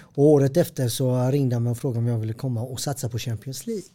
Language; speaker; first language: Swedish; early bilingual, other home language; Serbian